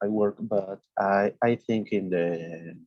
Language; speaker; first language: English; non-native, learner; Spanish